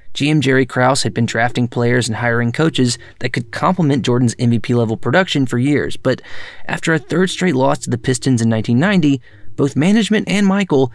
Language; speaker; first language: English; native; English